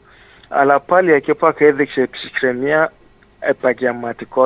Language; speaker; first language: Greek; non-native, fluent; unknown